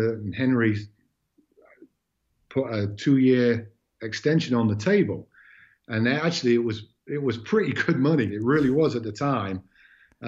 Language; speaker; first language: English; native; English